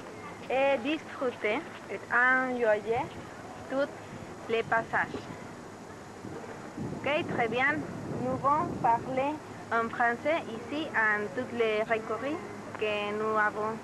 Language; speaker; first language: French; non-native, learner; Spanish